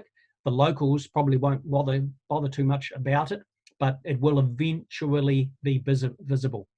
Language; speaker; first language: English; native; English